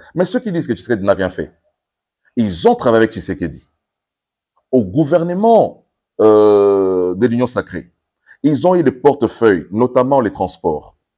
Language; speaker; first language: French; non-native, local second language; Lingala